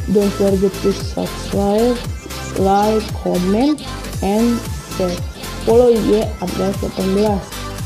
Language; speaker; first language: English; non-native, learner; Indonesian